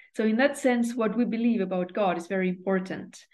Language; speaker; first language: English; non-native, fluent; Estonian